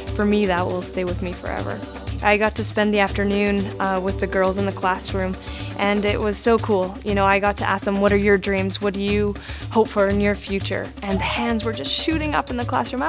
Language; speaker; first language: English; native; English